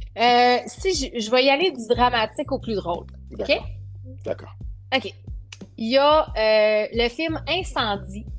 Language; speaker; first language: French; native; French